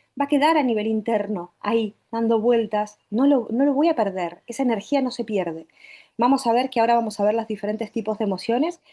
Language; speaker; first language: Spanish; native; Spanish